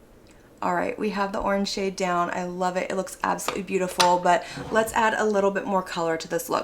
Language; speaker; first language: English; native; English